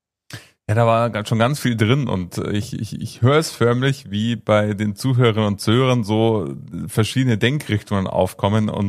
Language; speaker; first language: German; native; German